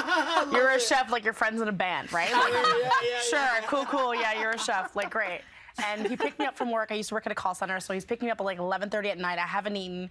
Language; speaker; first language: English; native; English